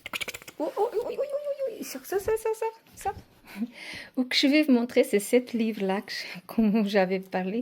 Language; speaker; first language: French; non-native, fluent; Portuguese